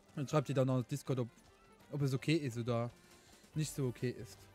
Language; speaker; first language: German; non-native, local second language; Luxembourgish